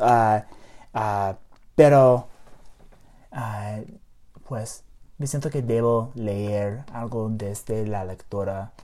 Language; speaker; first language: Spanish; non-native, learner; English